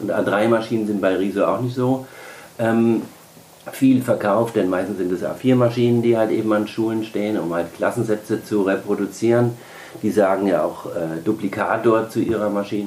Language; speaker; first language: German; native; German